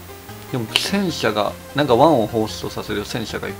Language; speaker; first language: Japanese; native; Japanese